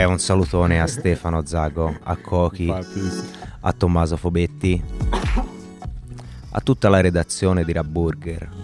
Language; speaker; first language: Italian; native; Italian